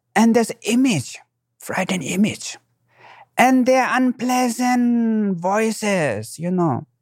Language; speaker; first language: English; non-native, local second language; Tibetan